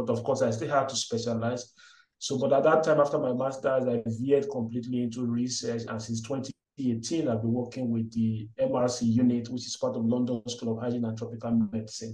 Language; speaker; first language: English; non-native, local second language; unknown